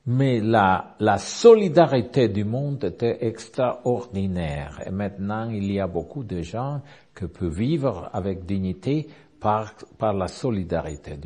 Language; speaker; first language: French; non-native, learner; Spanish